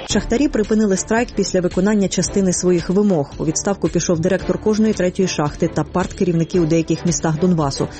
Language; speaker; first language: Ukrainian; native; Ukrainian